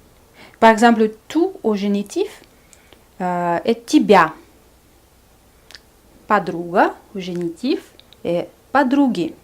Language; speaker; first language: French; non-native, fluent; Russian